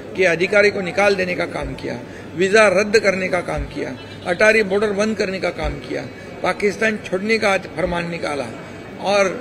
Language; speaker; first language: Hindi; non-native, local second language; Marathi